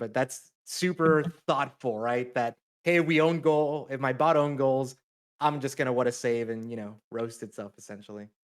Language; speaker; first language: English; native; English